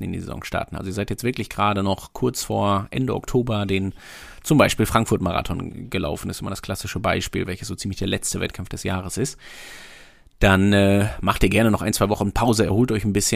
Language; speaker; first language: German; native; German